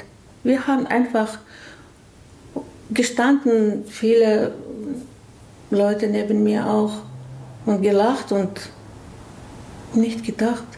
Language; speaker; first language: German; non-native, learner; Chechen